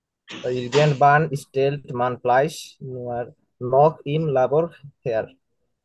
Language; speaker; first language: German; non-native, learner; Bangla